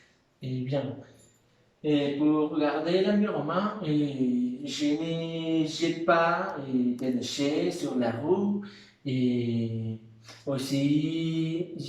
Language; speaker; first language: French; non-native, learner; Spanish